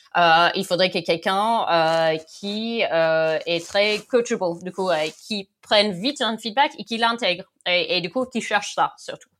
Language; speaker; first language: French; non-native, fluent; English